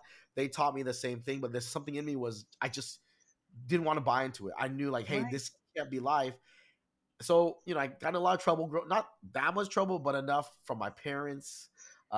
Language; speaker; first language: English; early bilingual, other home language; Vietnamese